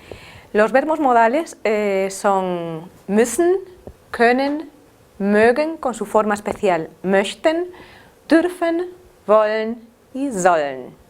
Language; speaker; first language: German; non-native, fluent; Spanish